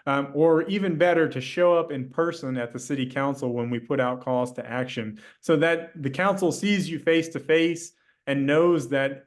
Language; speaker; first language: English; native; English